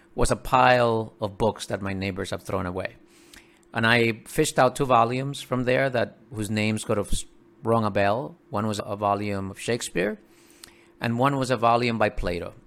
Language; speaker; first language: English; early bilingual, other home language; Spanish